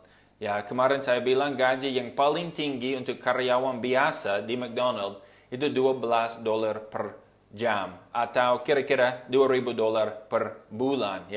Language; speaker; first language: Indonesian; non-native, fluent; English